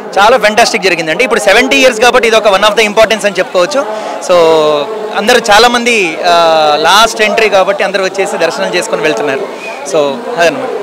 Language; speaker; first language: Telugu; native; Telugu